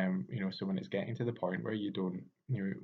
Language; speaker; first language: English; native; English